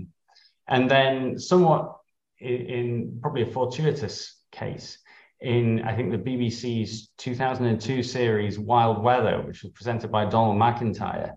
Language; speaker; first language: English; native; English